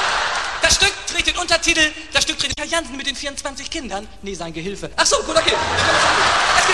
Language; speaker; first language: German; native; German